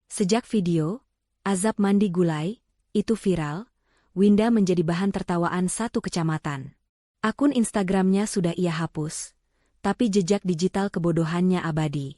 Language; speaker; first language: Indonesian; native; Indonesian